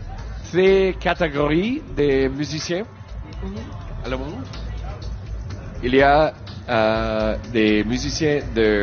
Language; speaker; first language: French; non-native, learner; English